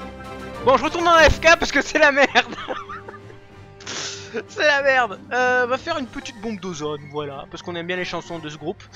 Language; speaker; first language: French; native; French